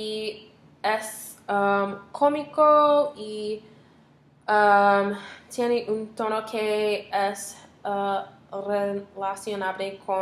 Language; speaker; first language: Spanish; non-native, learner; English